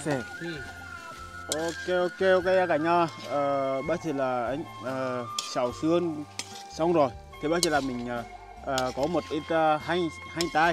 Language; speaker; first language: Vietnamese; non-native, fluent; Portuguese